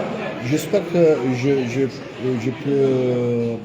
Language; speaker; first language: French; non-native, learner; Romanian